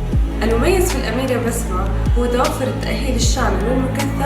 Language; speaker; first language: Arabic; native; Arabic